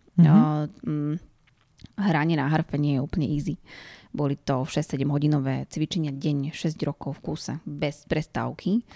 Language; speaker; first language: Slovak; native; Slovak